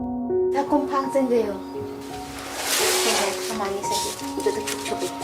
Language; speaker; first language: Korean; non-native, learner; Khmer